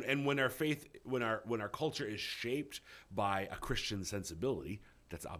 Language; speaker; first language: English; native; English